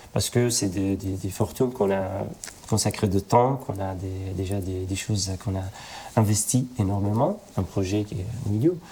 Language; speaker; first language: French; non-native, fluent; Arabic